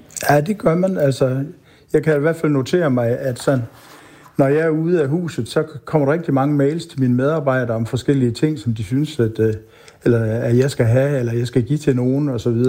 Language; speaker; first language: Danish; native; Danish